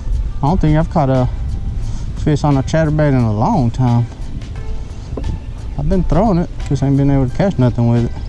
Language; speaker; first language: English; native; English